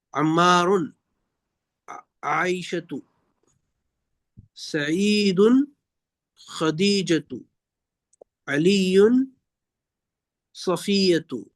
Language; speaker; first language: Arabic; non-native, learner; Urdu